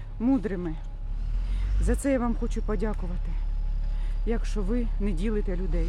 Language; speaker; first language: Ukrainian; non-native, local second language; Russian